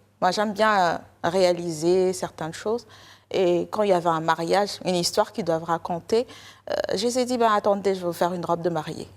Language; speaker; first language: French; non-native, local second language; Lingala